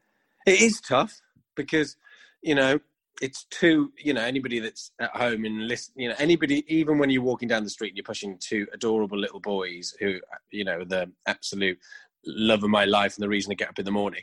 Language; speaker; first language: English; native; English